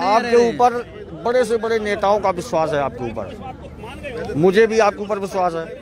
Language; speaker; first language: Hindi; native; Hindi